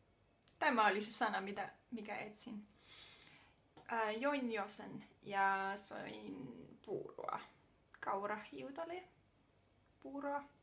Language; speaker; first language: Finnish; non-native, learner; Estonian